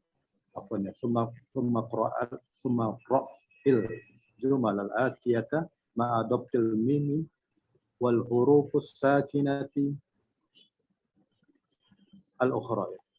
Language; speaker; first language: Arabic; non-native, fluent; Indonesian